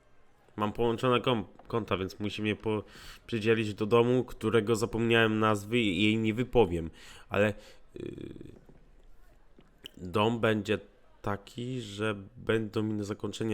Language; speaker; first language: Polish; native; Polish